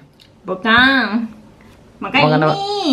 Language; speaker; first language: Indonesian; non-native, learner; Japanese